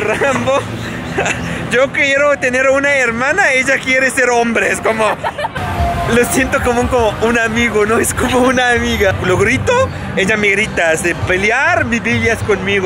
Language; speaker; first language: Spanish; non-native, learner; Arabic